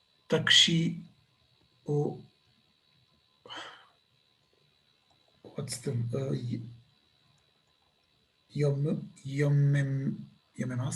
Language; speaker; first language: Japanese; non-native, learner; English